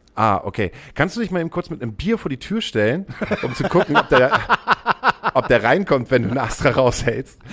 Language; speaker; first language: German; native; German